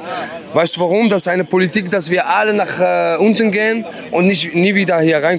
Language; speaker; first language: German; non-native, learner; Arabic